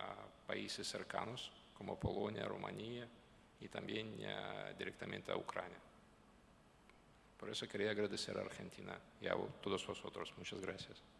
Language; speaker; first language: Spanish; non-native, learner; Ukrainian